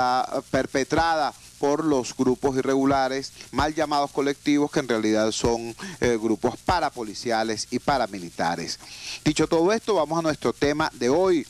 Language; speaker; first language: Spanish; native; Spanish